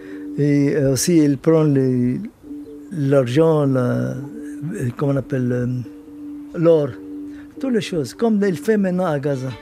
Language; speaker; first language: French; non-native, learner; Arabic